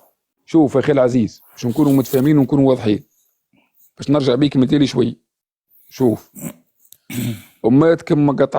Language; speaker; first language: Arabic; native; Arabic